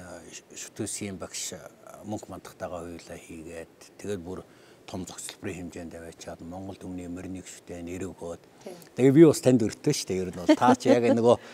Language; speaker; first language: Mongolian; native; Mongolian